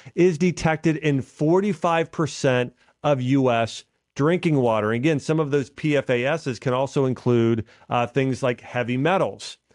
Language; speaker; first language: English; native; English